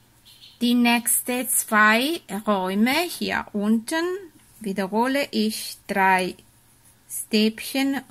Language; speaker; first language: German; non-native, fluent; Italian